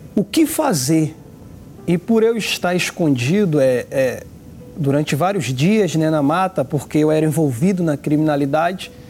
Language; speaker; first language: Portuguese; native; Portuguese